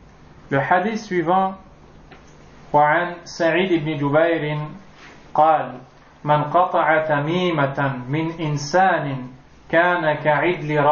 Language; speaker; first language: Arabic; non-native, fluent; French